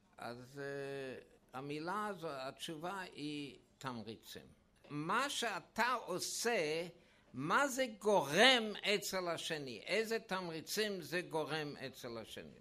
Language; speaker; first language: Hebrew; non-native, fluent; English